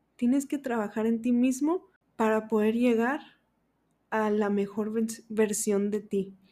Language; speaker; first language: Spanish; early bilingual, heritage; Spanish